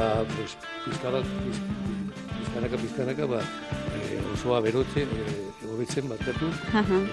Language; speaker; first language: Basque; non-native, local second language; Spanish